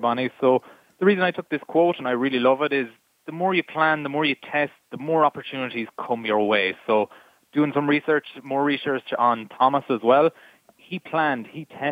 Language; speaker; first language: English; native; English